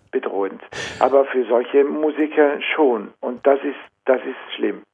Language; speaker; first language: German; non-native, fluent; Italian